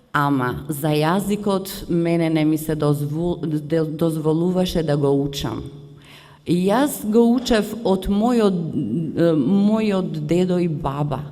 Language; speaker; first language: Macedonian; early bilingual, heritage; Macedonian